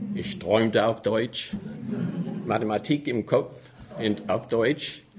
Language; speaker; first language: German; early bilingual, other home language; English